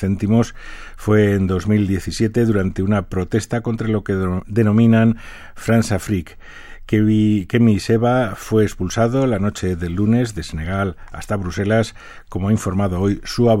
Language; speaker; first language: Spanish; native; Spanish